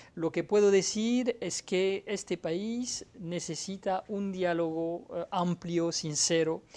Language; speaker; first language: Spanish; non-native, fluent; French